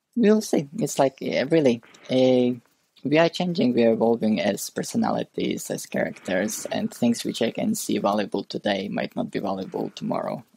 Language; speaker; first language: English; non-native, fluent; Russian